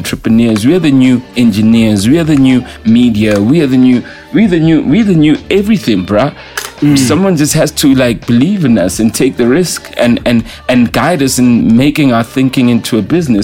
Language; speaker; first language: English; non-native, local second language; Zulu